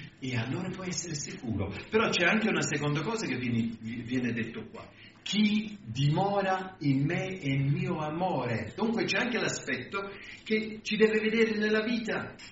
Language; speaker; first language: Italian; non-native, fluent; English